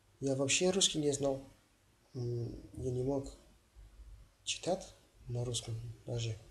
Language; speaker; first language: Russian; non-native, learner; English